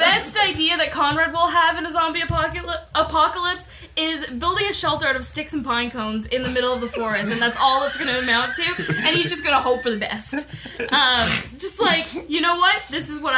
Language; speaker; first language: English; native; English